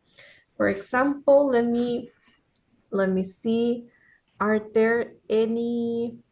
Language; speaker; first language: English; non-native, fluent; Spanish